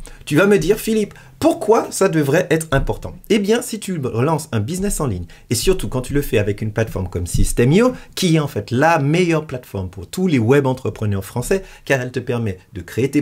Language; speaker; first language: French; native; French